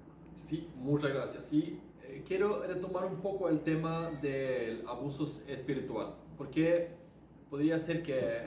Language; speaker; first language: Spanish; non-native, fluent; Norwegian